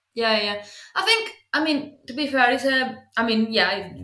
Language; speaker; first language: English; non-native, fluent; Greek